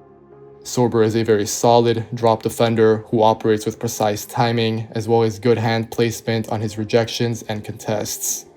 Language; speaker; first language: English; native; English